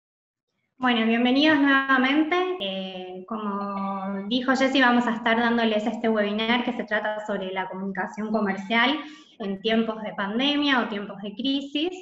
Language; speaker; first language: Spanish; native; Spanish